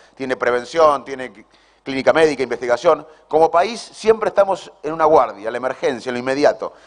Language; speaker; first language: Spanish; native; Spanish